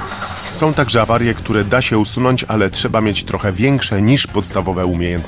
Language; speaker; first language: Polish; native; Polish